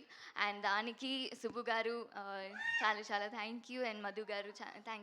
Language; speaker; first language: Telugu; non-native, fluent; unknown